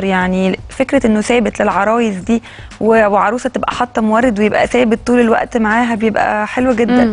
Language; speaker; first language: Arabic; native; Arabic